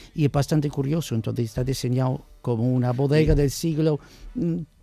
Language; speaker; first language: Spanish; non-native, fluent; English